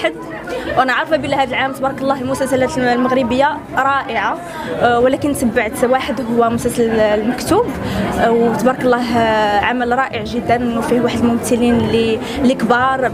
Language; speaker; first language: Arabic; native; Arabic